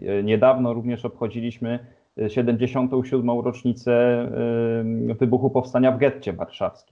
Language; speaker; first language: Polish; native; Polish